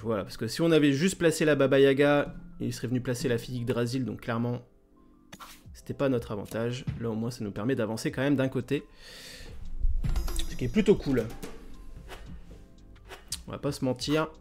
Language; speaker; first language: French; native; French